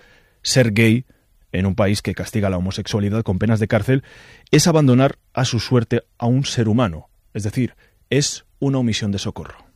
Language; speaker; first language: Spanish; native; Spanish